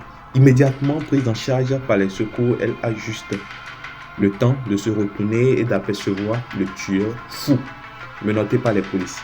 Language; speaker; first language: French; native; French